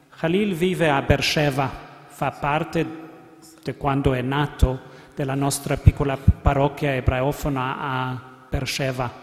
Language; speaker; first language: Italian; non-native, learner; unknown